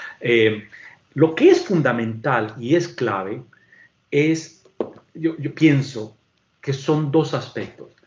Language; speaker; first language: Spanish; native; Spanish